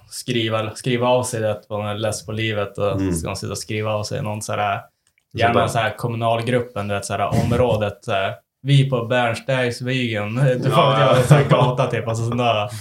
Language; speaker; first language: Swedish; native; Swedish